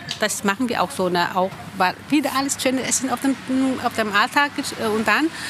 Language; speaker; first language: German; non-native, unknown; Vietnamese